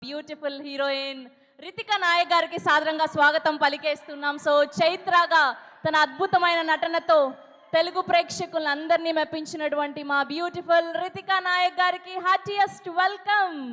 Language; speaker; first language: Telugu; native; Telugu